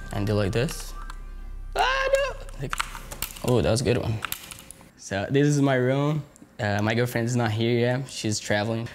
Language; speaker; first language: English; non-native, learner; Portuguese